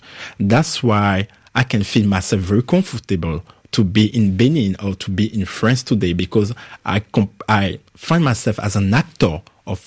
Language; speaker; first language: English; non-native, fluent; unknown